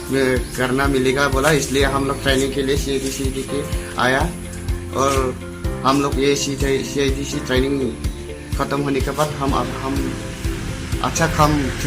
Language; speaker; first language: Hindi; non-native, local second language; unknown